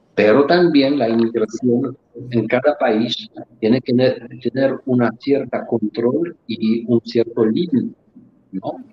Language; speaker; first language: Spanish; non-native, fluent; Polish